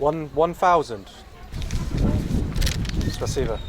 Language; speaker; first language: English; native; English